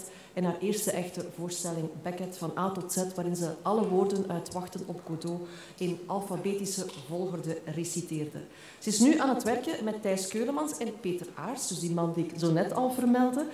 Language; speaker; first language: Dutch; native; Dutch